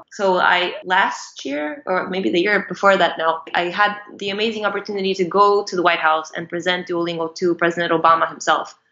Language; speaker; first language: English; non-native, fluent; Portuguese